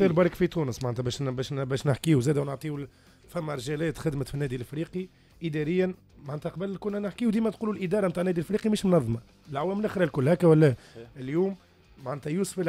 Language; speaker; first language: Arabic; native; Arabic